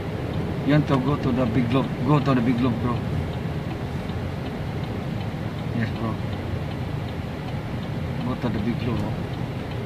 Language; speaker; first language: English; non-native, local second language; Filipino